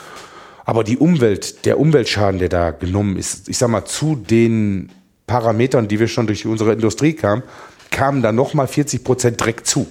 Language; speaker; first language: German; native; German